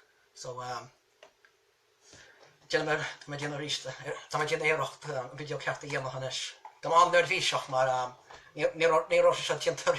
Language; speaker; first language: Irish; native; Irish